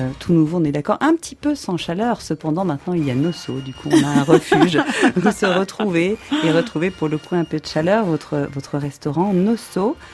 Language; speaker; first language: French; native; French